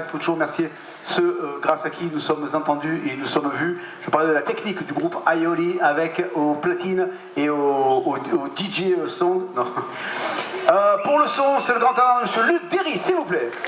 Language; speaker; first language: French; native; French